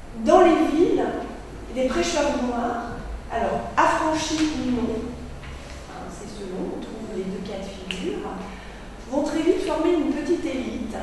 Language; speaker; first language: French; native; French